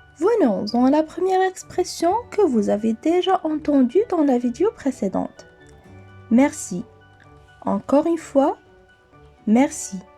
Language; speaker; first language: French; non-native, local second language; Arabic